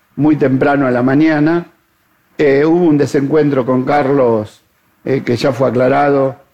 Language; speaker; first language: Spanish; native; Spanish